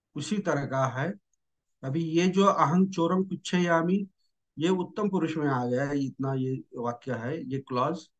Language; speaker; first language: Hindi; non-native, local second language; Marathi